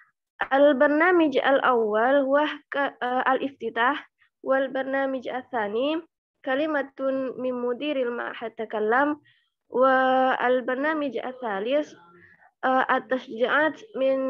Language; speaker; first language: Arabic; non-native, learner; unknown